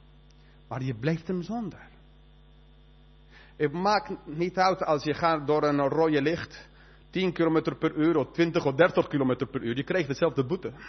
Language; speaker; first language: Dutch; non-native, fluent; English